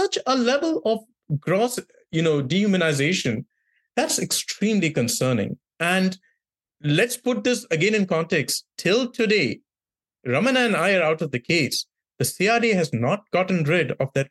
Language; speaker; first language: English; non-native, local second language; Tamil